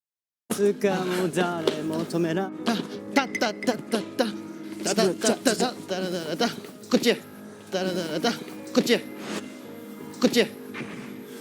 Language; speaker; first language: Japanese; native; Japanese